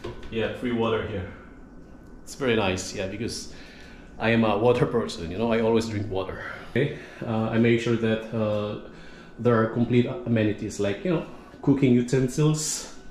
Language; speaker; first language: English; non-native, local second language; Filipino